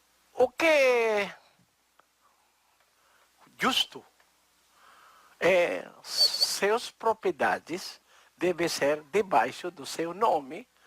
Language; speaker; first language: Portuguese; non-native, learner; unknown